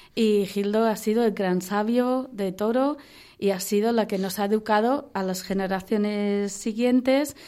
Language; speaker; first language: Spanish; non-native, fluent; English